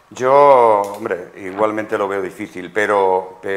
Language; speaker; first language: Spanish; native; Spanish